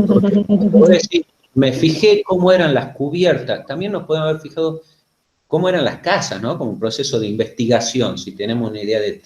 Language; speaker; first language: Spanish; native; Spanish